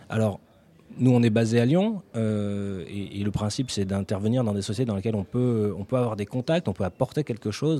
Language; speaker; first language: French; native; French